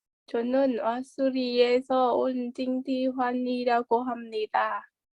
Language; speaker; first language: Korean; non-native, learner; Vietnamese